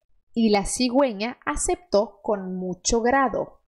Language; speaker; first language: Spanish; non-native, fluent; Portuguese